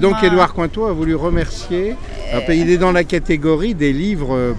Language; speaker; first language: French; native; French